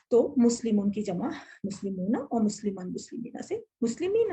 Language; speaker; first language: Urdu; native; Urdu